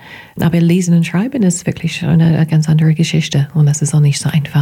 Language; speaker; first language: German; non-native, fluent; English